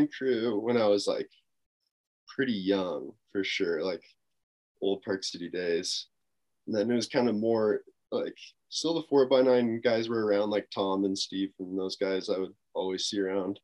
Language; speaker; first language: English; native; English